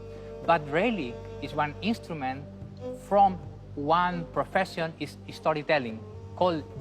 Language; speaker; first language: English; non-native, learner; Spanish